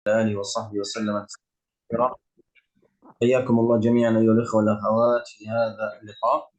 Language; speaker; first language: Arabic; native; Arabic